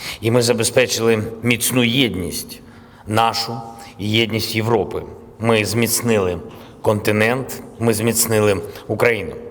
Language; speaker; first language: Ukrainian; non-native, local second language; Russian